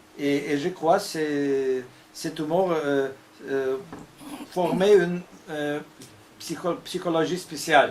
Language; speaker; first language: French; non-native, fluent; Russian